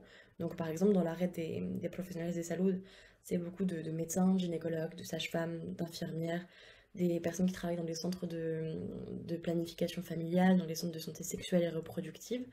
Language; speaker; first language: French; native; French